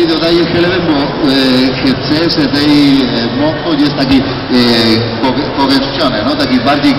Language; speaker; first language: Polish; non-native, learner; Spanish